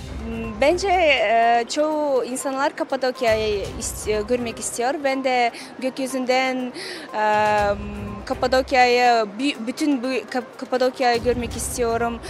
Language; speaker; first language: Turkish; non-native, learner; Kazakh